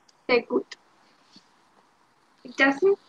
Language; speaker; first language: German; non-native, fluent; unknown